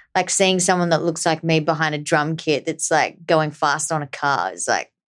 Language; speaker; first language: English; native; English